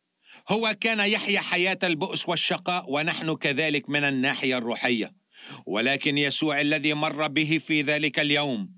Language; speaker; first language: Arabic; native; Arabic